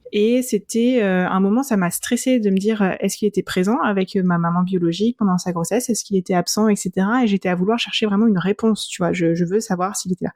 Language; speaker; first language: French; native; French